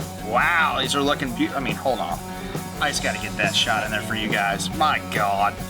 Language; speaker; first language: English; native; English